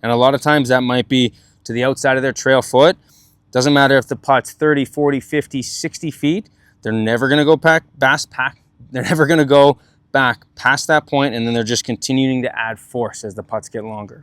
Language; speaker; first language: English; native; English